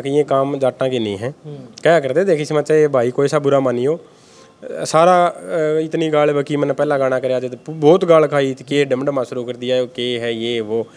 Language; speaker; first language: Hindi; native; Hindi